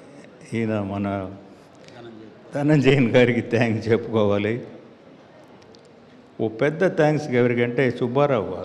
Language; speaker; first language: Telugu; non-native, learner; Tamil